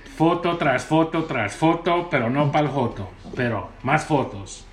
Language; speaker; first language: Spanish; early bilingual, heritage; Spanish